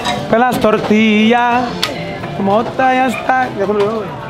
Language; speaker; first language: Spanish; early bilingual, heritage; Spanish